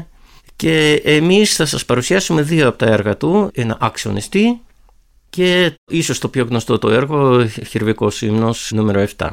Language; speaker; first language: Greek; non-native, fluent; Russian